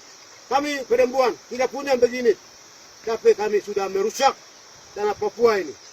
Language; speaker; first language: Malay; non-native, local second language; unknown